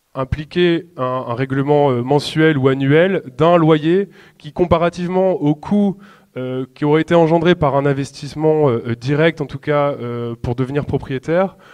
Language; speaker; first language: French; native; French